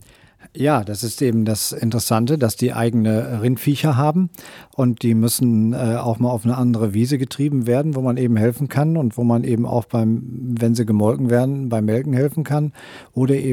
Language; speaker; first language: German; native; German